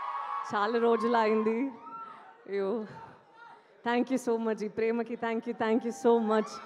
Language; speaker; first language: Telugu; non-native, local second language; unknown